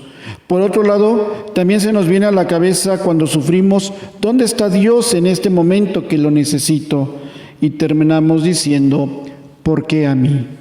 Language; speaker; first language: Spanish; native; Spanish